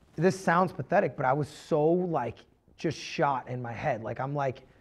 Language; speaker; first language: English; native; English